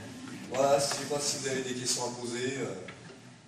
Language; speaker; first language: French; native; French